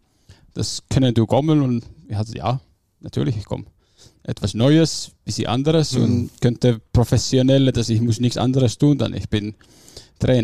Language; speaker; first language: German; non-native, fluent; Finnish